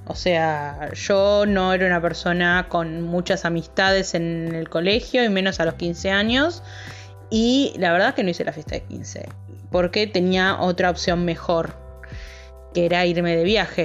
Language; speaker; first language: Spanish; native; Spanish